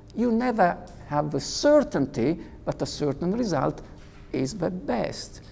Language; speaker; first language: English; non-native, fluent; Italian